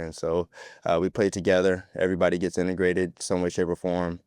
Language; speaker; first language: English; native; English